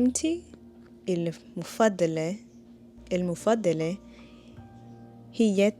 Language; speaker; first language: Arabic; non-native, learner; English